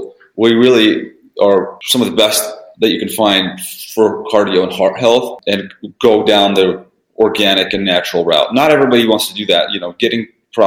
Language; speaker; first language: English; early bilingual, other home language; Russian